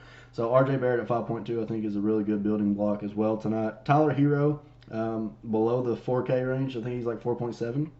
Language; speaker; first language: English; native; English